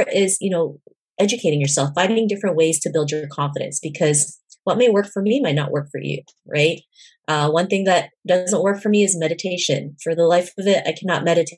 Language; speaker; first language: English; native; English